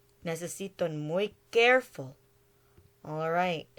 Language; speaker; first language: Spanish; non-native, learner; English